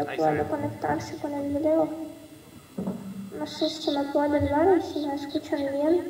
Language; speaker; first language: Spanish; non-native, fluent; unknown